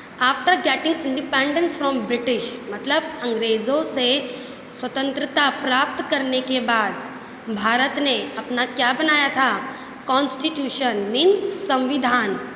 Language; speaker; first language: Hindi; native; Hindi